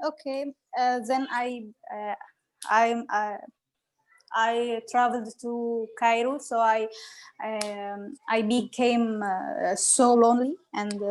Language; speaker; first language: English; non-native, learner; Arabic